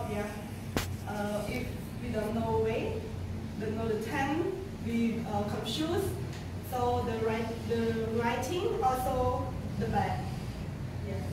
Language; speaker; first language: English; non-native, learner; Khmer